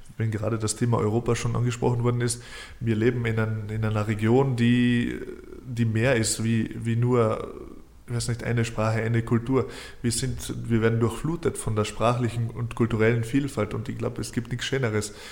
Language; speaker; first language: German; non-native, local second language; Slovenian